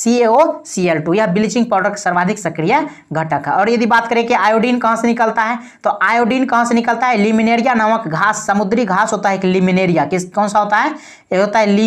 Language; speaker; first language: Hindi; native; Hindi